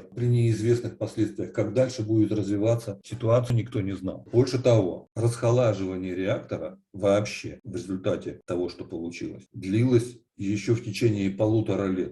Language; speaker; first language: Russian; native; Russian